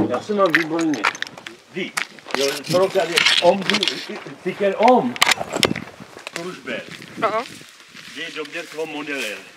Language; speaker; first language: Swedish; non-native, learner; Czech